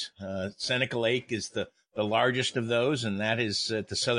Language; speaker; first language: English; native; English